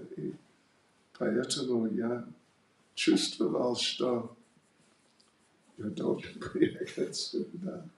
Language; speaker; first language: Russian; non-native, learner; English